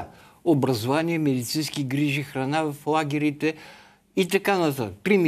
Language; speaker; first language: Bulgarian; native; Bulgarian